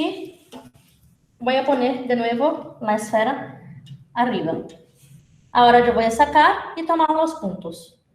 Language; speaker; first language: Spanish; non-native, fluent; Portuguese